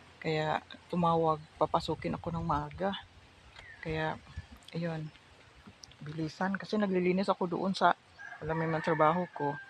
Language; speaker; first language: Filipino; non-native, local second language; Cebuano